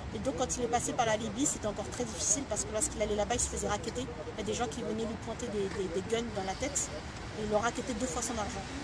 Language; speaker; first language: French; native; French